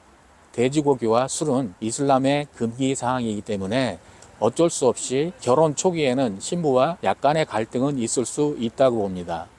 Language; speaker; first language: Korean; native; Korean